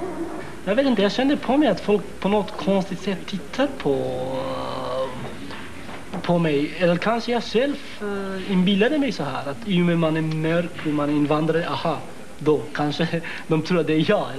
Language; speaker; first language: Swedish; non-native, fluent; Kurdish